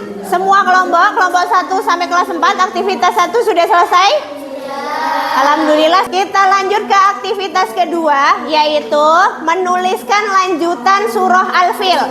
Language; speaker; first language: Indonesian; native; Indonesian